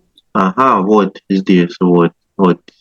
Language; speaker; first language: Russian; non-native, learner; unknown